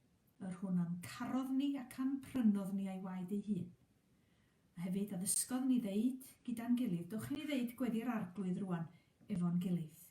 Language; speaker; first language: Welsh; native; Welsh